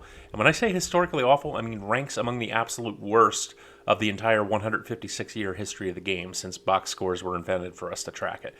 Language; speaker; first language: English; native; English